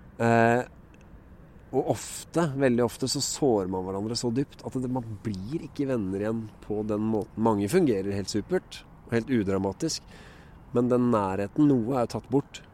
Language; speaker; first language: Norwegian; native; Norwegian